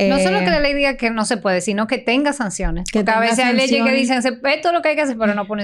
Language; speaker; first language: Spanish; native; Spanish